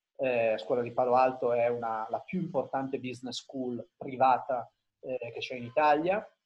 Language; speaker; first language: Italian; early bilingual, heritage; Italian